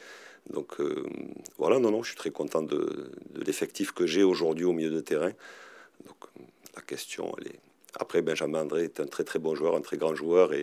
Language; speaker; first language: French; native; French